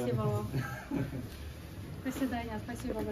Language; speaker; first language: Russian; non-native, local second language; Kyrgyz